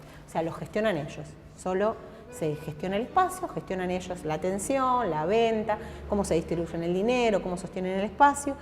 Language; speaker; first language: Spanish; native; Spanish